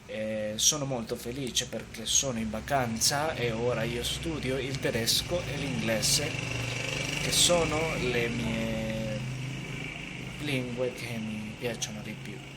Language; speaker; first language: Italian; non-native, learner; Spanish